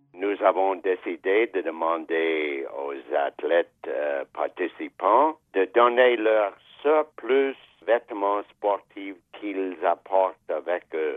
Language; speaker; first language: French; non-native, fluent; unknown